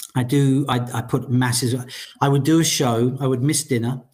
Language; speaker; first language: English; native; English